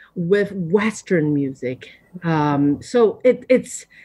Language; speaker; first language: English; non-native, fluent; Chinese